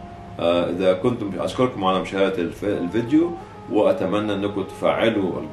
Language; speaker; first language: Arabic; native; Arabic